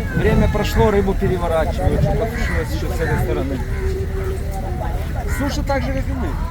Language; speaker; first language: Russian; native; Russian